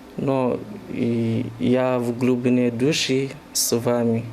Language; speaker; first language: Russian; non-native, learner; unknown